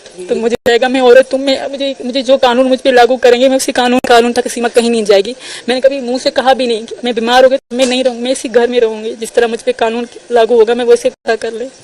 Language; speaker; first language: Urdu; non-native, local second language; Sindhi